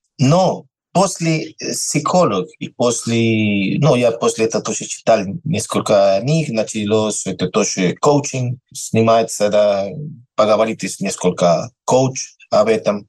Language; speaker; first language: Russian; non-native, learner; Spanish